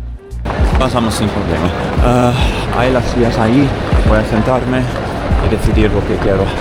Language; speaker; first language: Spanish; non-native, learner; English